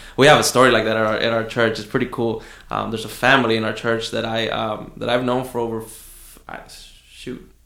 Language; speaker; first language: English; early bilingual, other home language; Spanish